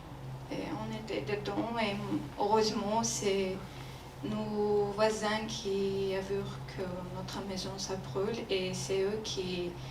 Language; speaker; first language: French; non-native, learner; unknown